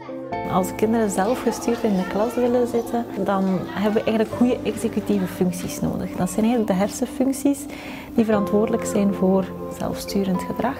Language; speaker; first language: Dutch; native; Dutch